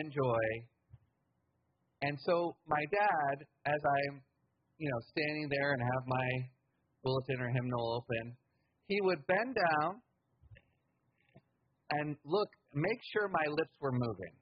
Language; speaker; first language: English; native; English